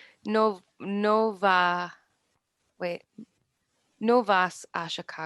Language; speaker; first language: Spanish; non-native, learner; English